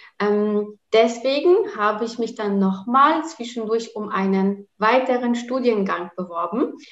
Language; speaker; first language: German; non-native, fluent; Polish